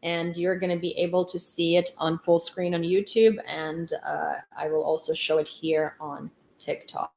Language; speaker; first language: English; non-native, fluent; Ukrainian